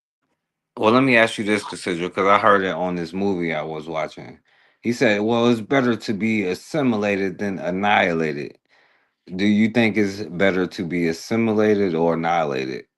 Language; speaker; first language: English; native; English